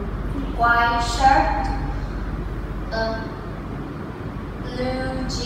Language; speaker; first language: English; non-native, learner; Vietnamese